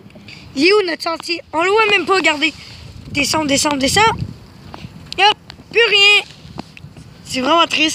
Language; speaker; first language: French; native; French